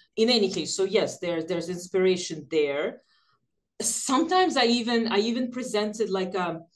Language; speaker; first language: English; early bilingual, other home language; Ukrainian